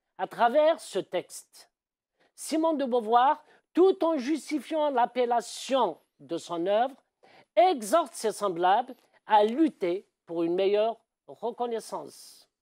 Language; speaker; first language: French; non-native, local second language; Arabic